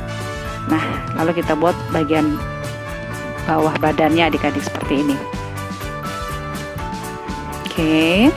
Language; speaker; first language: Indonesian; native; Indonesian